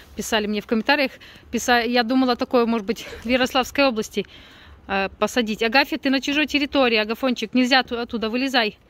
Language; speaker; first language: Russian; native; Russian